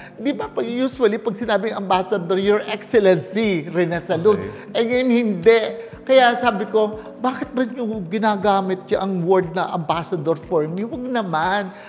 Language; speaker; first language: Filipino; native; Filipino